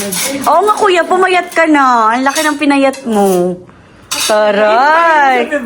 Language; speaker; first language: Filipino; native; Filipino